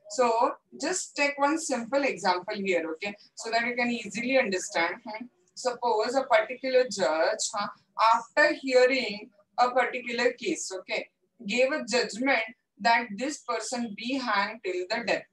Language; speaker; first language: English; non-native, local second language; Marathi